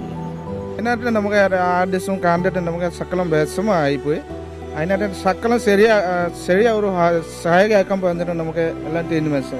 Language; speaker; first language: Malayalam; non-native, learner; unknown